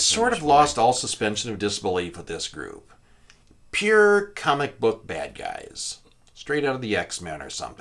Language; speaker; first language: English; native; English